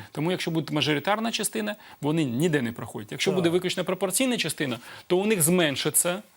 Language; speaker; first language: Ukrainian; native; Ukrainian